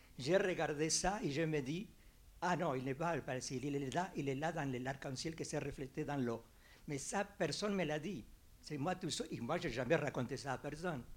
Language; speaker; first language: French; non-native, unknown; Spanish